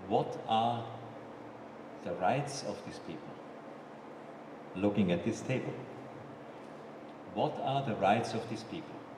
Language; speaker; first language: English; non-native, fluent; German